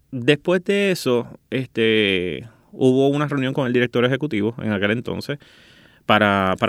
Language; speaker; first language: Spanish; native; Spanish